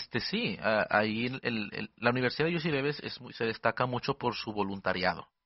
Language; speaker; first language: Spanish; early bilingual, heritage; Spanish